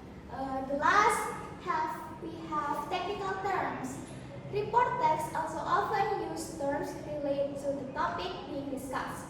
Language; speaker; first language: English; non-native, learner; Indonesian